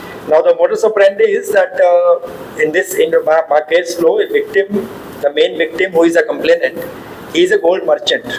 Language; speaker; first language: English; non-native, local second language; Telugu